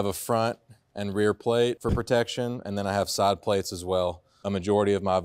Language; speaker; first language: English; native; English